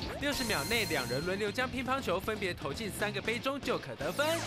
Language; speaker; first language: Chinese; native; Chinese